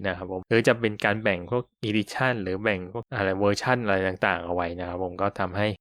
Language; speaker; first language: Thai; native; Thai